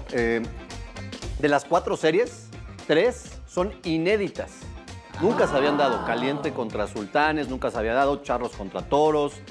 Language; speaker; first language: Spanish; native; Spanish